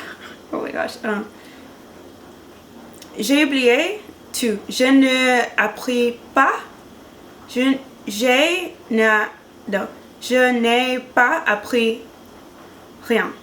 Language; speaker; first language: French; non-native, learner; English